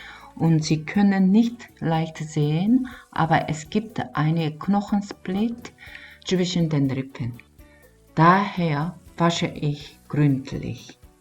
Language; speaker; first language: German; non-native, learner; Korean